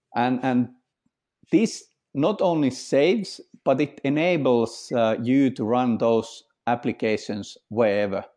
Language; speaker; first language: English; non-native, fluent; Finnish